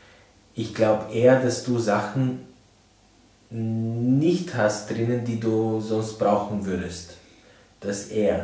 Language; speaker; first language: German; non-native, fluent; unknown